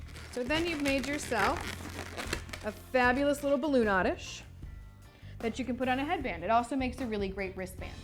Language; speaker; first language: English; native; English